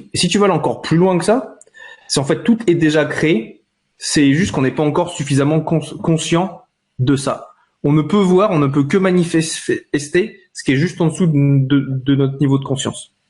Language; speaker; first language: French; native; French